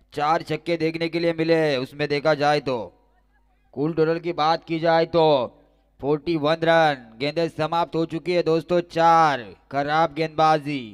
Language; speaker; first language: Hindi; non-native, local second language; Marathi